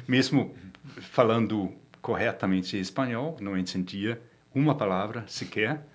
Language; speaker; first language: Portuguese; non-native, fluent; Danish